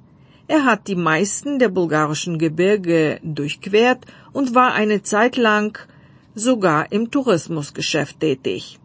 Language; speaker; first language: German; non-native, fluent; Bulgarian